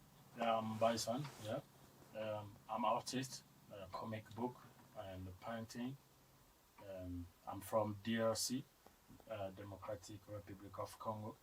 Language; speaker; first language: English; non-native, learner; French